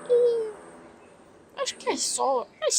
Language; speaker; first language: Portuguese; non-native, learner; Russian